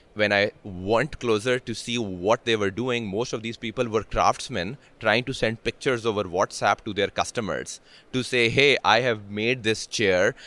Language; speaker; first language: English; non-native, local second language; Urdu